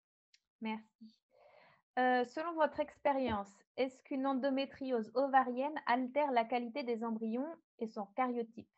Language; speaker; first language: French; native; French